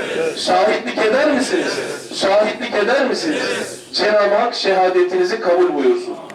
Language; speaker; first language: Turkish; native; Turkish